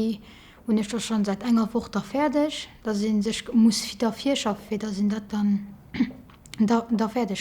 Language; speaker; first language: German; non-native, learner; French